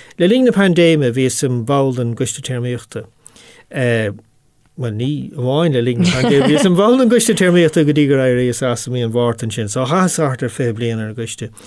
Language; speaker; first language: Irish; non-native, local second language; English